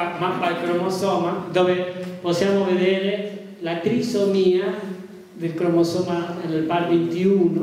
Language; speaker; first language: Italian; non-native, learner; Spanish